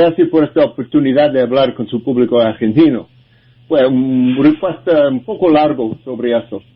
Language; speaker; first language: Spanish; non-native, learner; English